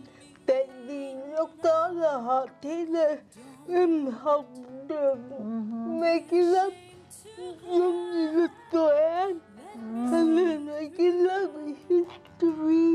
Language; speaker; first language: Vietnamese; early bilingual, heritage; Vietnamese